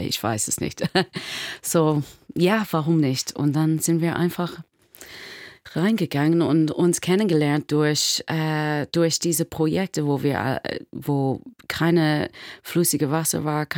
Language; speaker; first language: German; non-native, learner; English